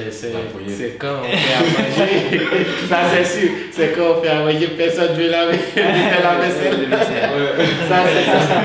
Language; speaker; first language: French; non-native, local second language; Haitian Creole